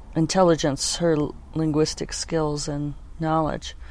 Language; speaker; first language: English; native; English